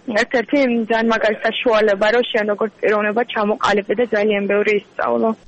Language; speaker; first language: Georgian; non-native, local second language; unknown